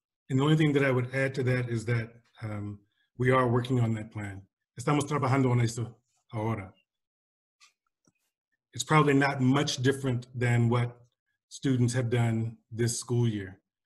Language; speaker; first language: English; native; English